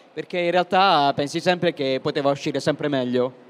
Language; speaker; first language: Italian; native; Italian